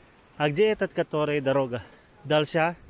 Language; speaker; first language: Russian; non-native, learner; Filipino